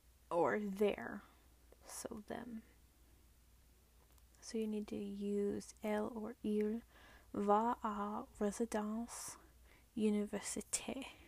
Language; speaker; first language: French; non-native, learner; English